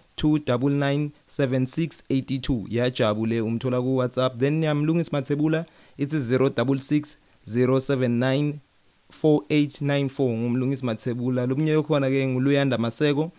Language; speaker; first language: Zulu; non-native, local second language; Swati